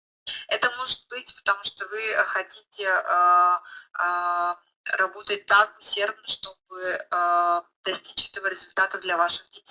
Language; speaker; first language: Russian; native; Russian